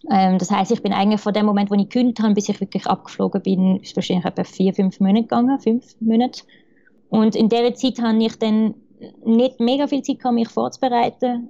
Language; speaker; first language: German; early bilingual, other home language; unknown